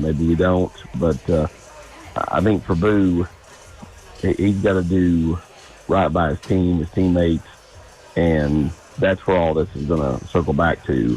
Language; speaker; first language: English; native; English